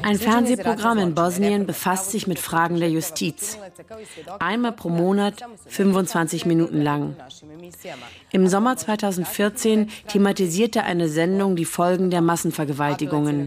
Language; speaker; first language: German; native; German